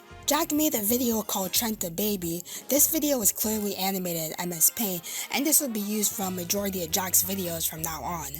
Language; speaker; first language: English; native; English